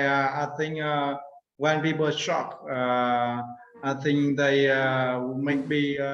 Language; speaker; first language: English; non-native, learner; Vietnamese